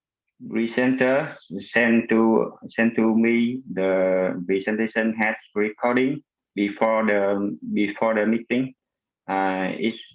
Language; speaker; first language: English; non-native, fluent; Vietnamese